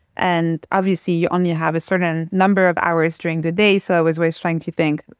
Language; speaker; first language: English; non-native, fluent; French